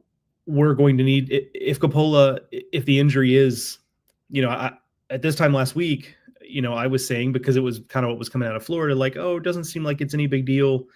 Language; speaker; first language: English; native; English